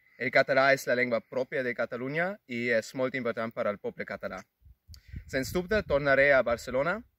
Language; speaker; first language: Catalan; non-native, learner; German